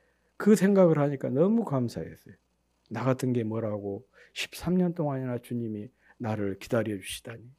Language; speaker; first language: Korean; native; Korean